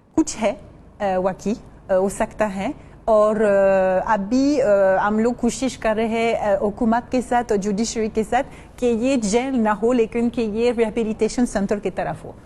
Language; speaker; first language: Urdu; non-native, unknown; French